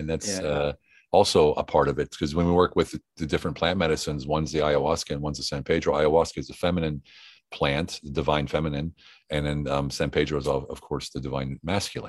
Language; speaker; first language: English; native; English